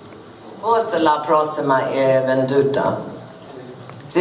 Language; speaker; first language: Italian; non-native, learner; Swedish